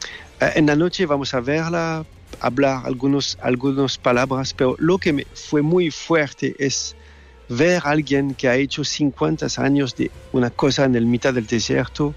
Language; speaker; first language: Spanish; non-native, learner; French